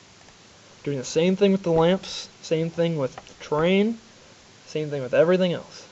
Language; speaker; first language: English; native; English